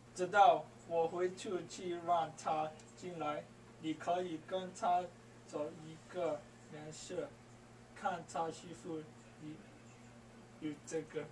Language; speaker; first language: Chinese; non-native, learner; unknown